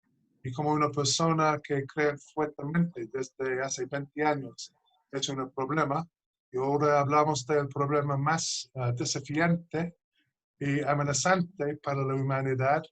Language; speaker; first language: Spanish; non-native, fluent; English